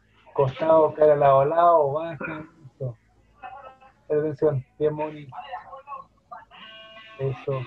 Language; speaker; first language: Spanish; native; Spanish